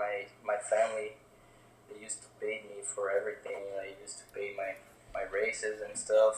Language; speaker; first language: English; non-native, fluent; Portuguese